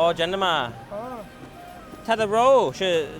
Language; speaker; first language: Chinese; non-native, learner; English